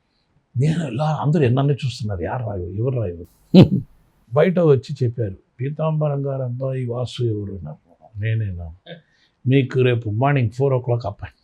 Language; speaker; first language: Telugu; non-native, local second language; Tamil